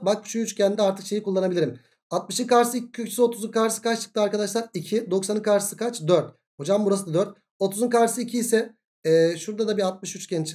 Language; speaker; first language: Turkish; native; Turkish